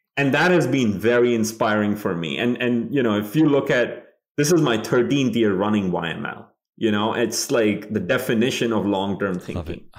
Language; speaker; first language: English; non-native, local second language; Bangla